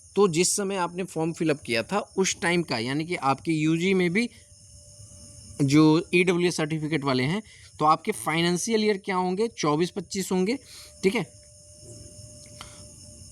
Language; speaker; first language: Hindi; native; Hindi